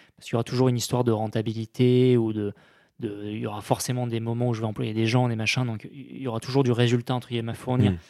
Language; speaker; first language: French; native; French